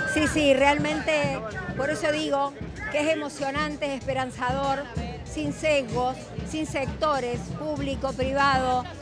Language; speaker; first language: Spanish; native; Spanish